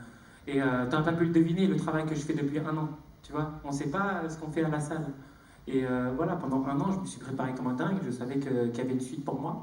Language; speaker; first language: French; native; French